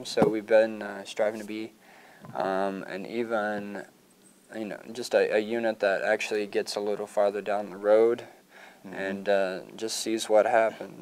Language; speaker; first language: English; native; English